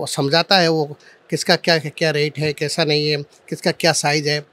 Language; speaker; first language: Hindi; non-native, local second language; Assamese